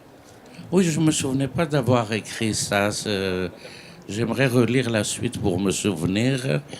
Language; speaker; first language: French; non-native, fluent; Greek